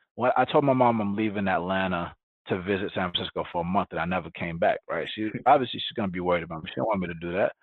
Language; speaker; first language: English; early bilingual, other home language; Spanish